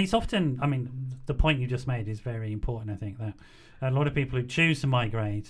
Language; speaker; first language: English; native; English